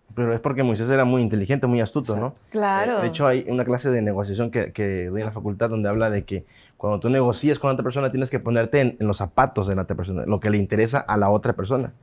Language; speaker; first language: Spanish; native; Spanish